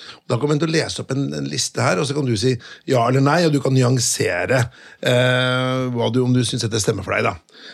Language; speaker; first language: Norwegian; native; Norwegian